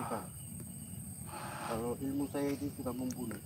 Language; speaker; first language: Indonesian; non-native, local second language; Javanese